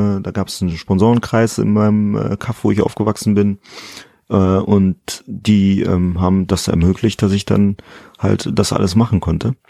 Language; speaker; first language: German; early bilingual, other home language; Fula